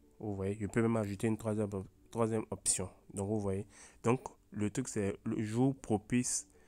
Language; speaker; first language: French; native; French